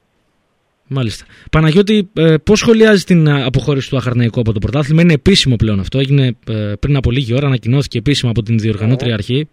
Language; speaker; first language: Greek; native; Greek